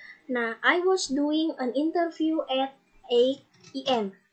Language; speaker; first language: English; non-native, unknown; Indonesian